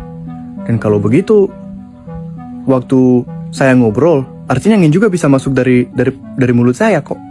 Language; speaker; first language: Indonesian; non-native, fluent; English